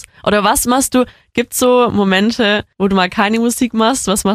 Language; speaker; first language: German; native; German